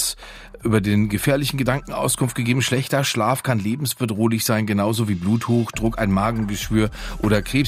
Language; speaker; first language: German; native; German